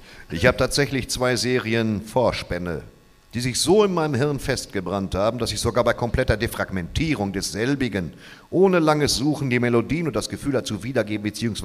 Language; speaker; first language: German; native; German